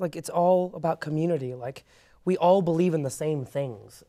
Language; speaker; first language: English; early bilingual, other home language; Persian